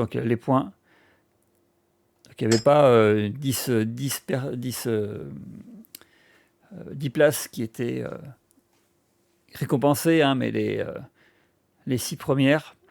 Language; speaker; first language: French; native; French